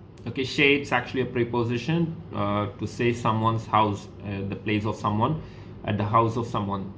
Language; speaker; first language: English; non-native, local second language; Tamil